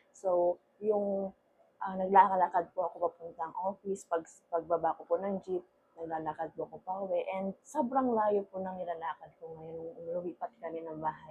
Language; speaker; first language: Filipino; non-native, local second language; Iloko